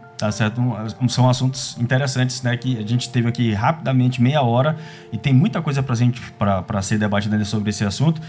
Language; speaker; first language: Portuguese; native; Portuguese